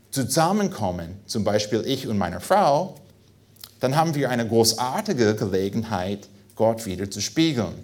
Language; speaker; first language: German; non-native, fluent; English